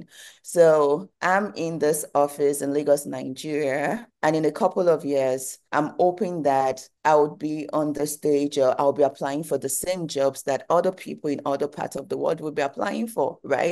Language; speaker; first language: English; non-native, local second language; Yoruba